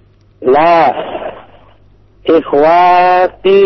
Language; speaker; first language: Arabic; non-native, learner; Indonesian